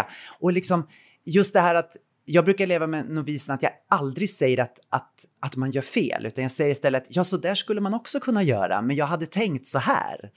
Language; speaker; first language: Swedish; native; Swedish